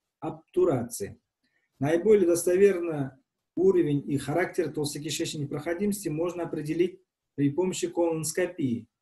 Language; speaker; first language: Russian; non-native, local second language; Uzbek